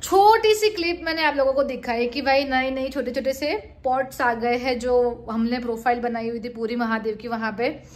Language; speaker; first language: Hindi; non-native, local second language; Gujarati